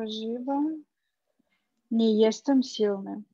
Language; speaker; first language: Polish; non-native, learner; Russian